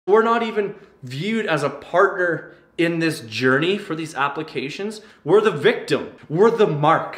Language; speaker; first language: English; native; English